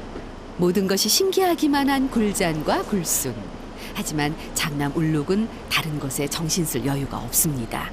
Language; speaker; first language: Korean; native; Korean